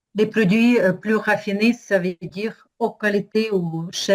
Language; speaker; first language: French; non-native, fluent; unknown